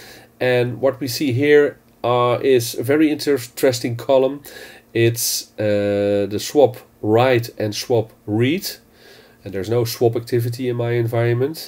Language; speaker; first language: English; non-native, fluent; Dutch